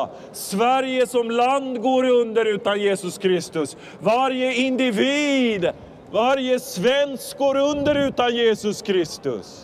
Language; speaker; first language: Swedish; non-native, fluent; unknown